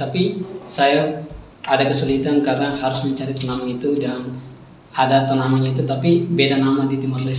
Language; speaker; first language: Indonesian; non-native, local second language; Tetum